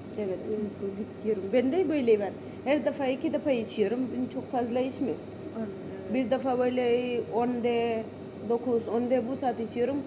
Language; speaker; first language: Turkish; non-native, learner; Gujarati